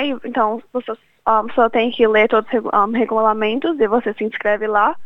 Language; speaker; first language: Portuguese; early bilingual, other home language; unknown